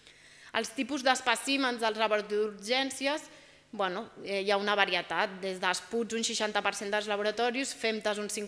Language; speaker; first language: Catalan; native; Catalan